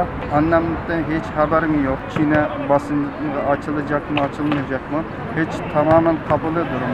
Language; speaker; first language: Turkish; non-native, local second language; Uyghur